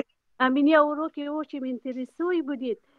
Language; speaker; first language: Russian; non-native, learner; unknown